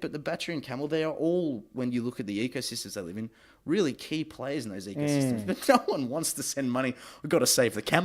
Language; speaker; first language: English; native; English